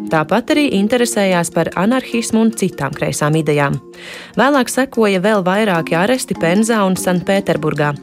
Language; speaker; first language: Latvian; native; Latvian